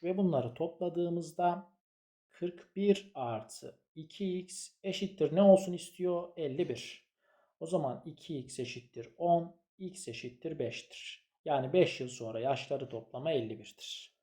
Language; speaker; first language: Turkish; native; Turkish